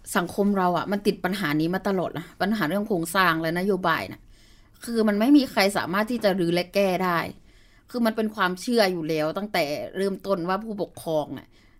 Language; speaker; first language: Thai; early bilingual, other home language; Burmese